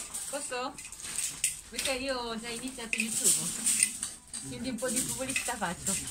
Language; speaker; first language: Italian; non-native, learner; Korean